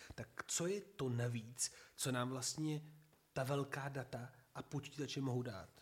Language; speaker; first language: Czech; non-native, fluent; Italian